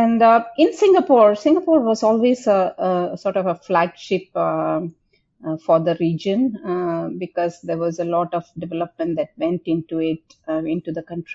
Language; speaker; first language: English; non-native, local second language; Tamil